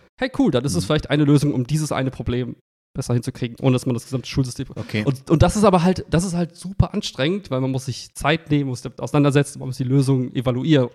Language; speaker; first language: German; native; German